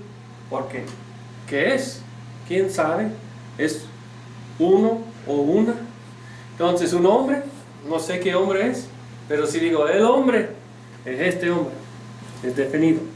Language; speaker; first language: Spanish; non-native, fluent; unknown